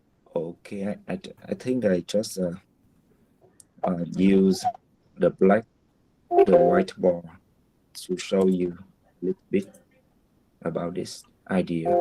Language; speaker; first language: English; non-native, fluent; Vietnamese